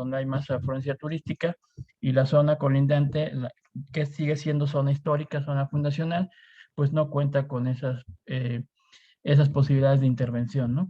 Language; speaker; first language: Spanish; native; Spanish